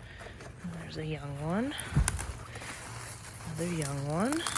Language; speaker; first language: English; native; English